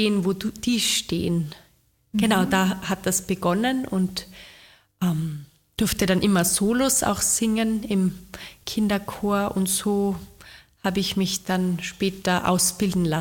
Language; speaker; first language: German; native; German